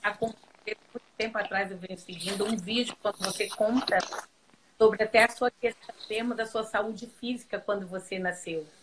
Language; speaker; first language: Portuguese; native; Portuguese